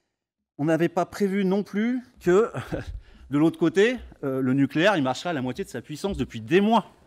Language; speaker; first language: French; native; French